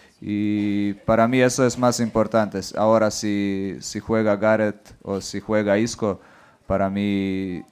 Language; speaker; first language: Spanish; non-native, fluent; Croatian